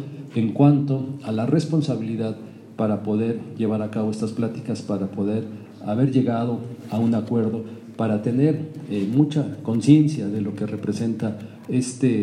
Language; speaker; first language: Spanish; native; Spanish